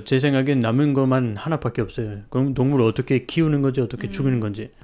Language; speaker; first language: Korean; non-native, fluent; French